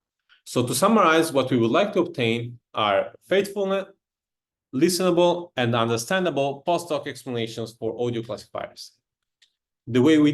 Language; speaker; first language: English; non-native, fluent; Italian